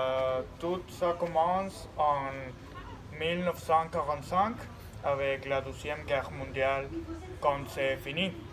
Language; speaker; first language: French; non-native, learner; Spanish